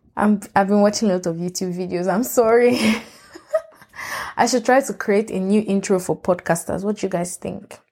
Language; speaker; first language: English; non-native, local second language; Yoruba